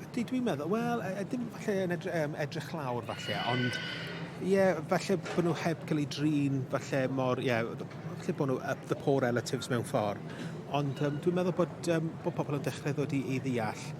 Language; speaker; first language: Welsh; native; Welsh